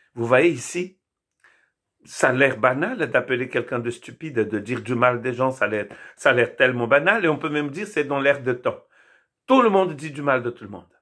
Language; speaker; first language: French; non-native, fluent; Portuguese